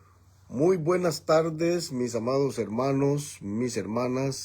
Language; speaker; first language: Spanish; native; Spanish